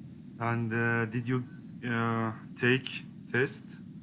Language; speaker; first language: English; non-native, learner; Turkish